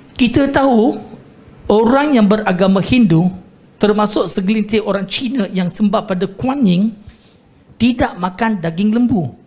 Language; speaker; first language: Malay; non-native, local second language; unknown